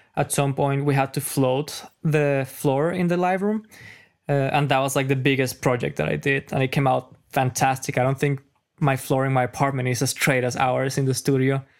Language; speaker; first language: English; non-native, fluent; Spanish